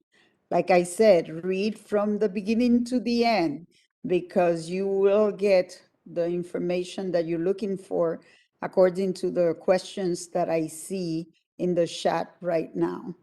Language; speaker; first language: English; non-native, fluent; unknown